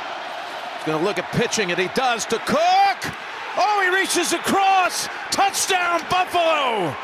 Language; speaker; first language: English; native; English